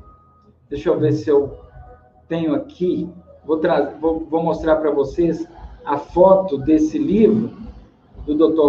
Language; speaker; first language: Portuguese; native; Portuguese